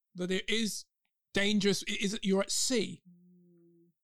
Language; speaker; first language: English; native; English